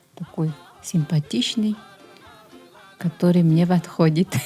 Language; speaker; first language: Russian; non-native, local second language; Yakut